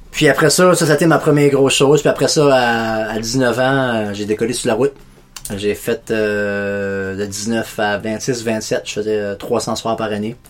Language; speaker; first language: French; native; French